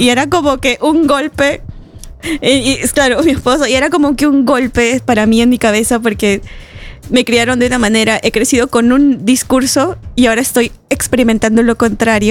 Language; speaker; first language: Spanish; native; Spanish